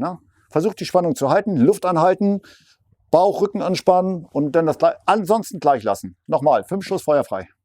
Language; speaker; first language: German; native; German